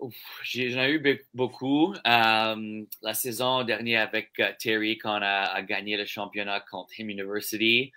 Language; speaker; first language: French; non-native, local second language; English